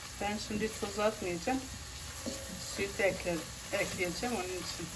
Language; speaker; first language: Turkish; native; Turkish